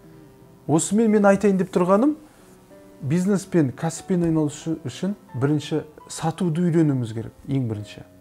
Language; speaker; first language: Kazakh; native; Kazakh